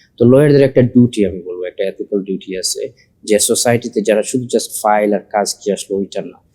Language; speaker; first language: Bangla; early bilingual, heritage; Sylheti